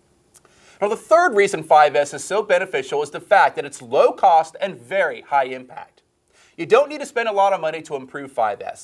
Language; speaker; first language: English; native; English